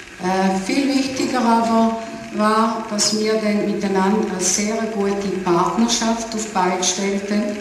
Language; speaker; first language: German; non-native, fluent; Serbian